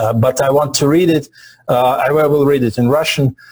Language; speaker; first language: English; non-native, fluent; Russian